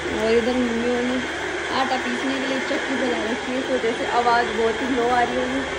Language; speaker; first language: Hindi; native; Hindi